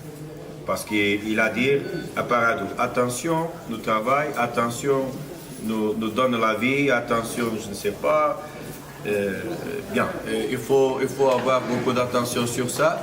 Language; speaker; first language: French; non-native, fluent; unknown